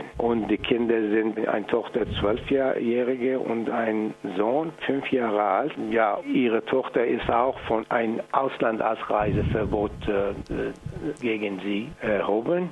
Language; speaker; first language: German; non-native, fluent; Persian